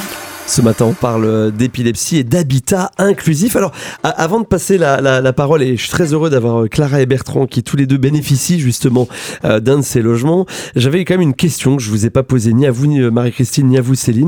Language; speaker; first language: French; native; French